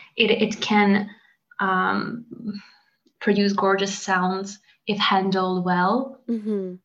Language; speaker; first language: English; non-native, fluent; Hungarian